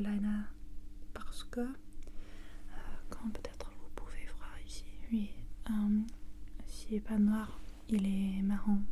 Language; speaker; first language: French; non-native, learner; English